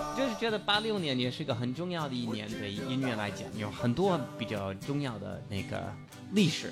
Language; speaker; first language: Chinese; non-native, fluent; English